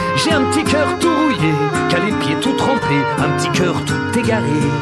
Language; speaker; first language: French; native; French